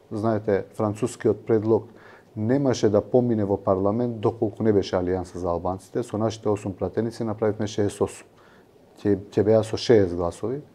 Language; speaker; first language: Macedonian; non-native, local second language; Albanian